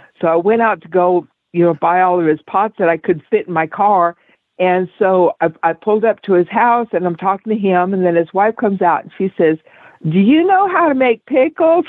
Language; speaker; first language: English; native; English